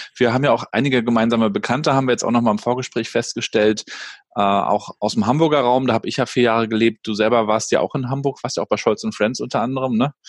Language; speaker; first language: German; native; German